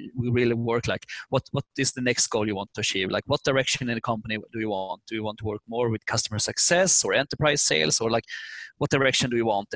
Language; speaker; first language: English; non-native, fluent; Swedish